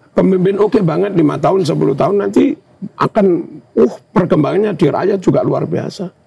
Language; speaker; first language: Indonesian; native; Indonesian